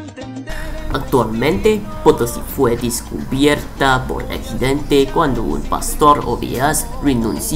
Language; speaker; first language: Spanish; non-native, learner; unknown